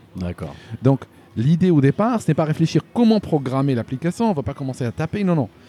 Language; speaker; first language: French; non-native, local second language; Arabic